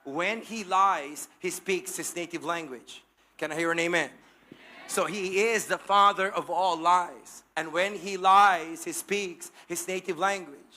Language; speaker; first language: English; non-native, local second language; Filipino